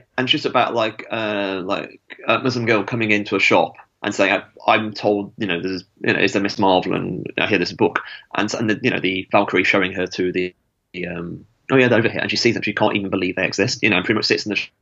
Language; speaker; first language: English; native; English